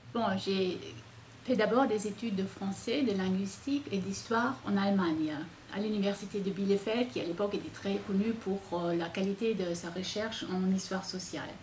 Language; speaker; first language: French; non-native, fluent; German